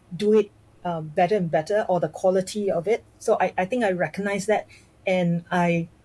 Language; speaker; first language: English; non-native, local second language; Chinese